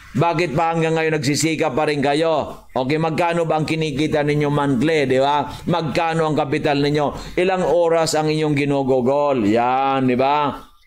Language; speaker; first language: Filipino; non-native, local second language; Bikol